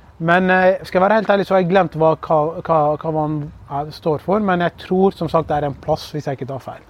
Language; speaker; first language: Norwegian; early bilingual, other home language; Kurdish